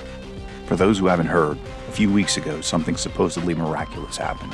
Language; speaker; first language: English; native; English